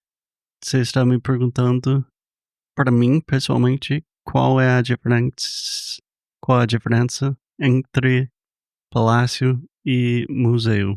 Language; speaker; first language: Portuguese; non-native, fluent; English